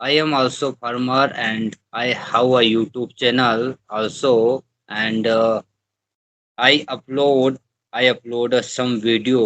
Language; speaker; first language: English; non-native, learner; Hindi